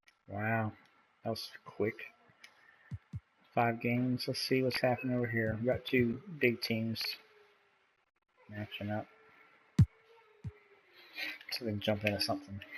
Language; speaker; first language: English; native; English